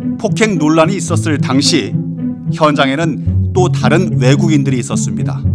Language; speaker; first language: Korean; native; Korean